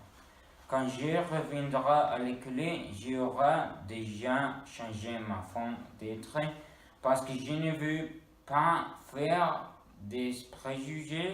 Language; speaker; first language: French; non-native, learner; Spanish